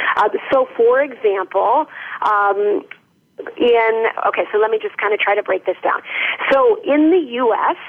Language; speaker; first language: English; native; English